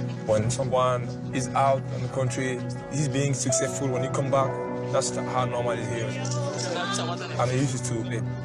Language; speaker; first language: English; non-native, fluent; Lingala